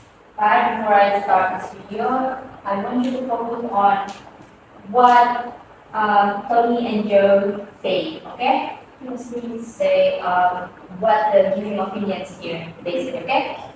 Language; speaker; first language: English; non-native, fluent; Indonesian